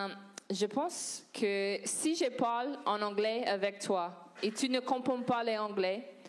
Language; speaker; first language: French; non-native, learner; English